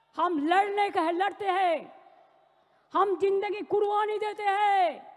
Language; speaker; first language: Hindi; non-native, local second language; Bangla